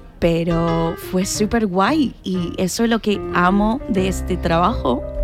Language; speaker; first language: Spanish; non-native, fluent; English